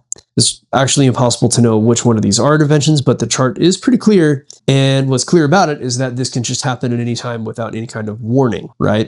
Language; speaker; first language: English; native; English